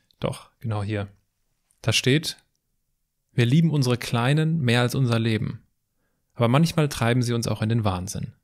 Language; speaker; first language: German; native; German